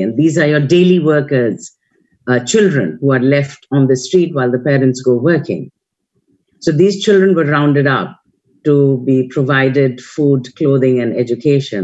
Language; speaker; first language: English; non-native, local second language; Hindi